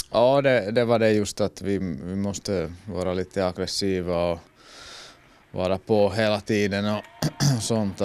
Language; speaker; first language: Swedish; non-native, fluent; Finnish